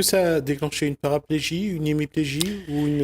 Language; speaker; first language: French; native; French